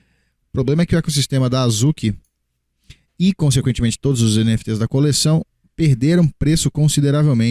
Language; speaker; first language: Portuguese; native; Portuguese